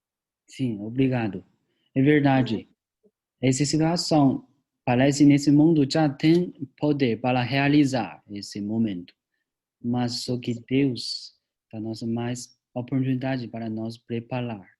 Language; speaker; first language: Portuguese; non-native, learner; Chinese